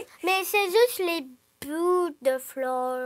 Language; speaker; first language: French; early bilingual, other home language; Ukrainian